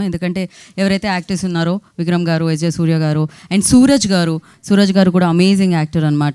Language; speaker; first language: Telugu; native; Telugu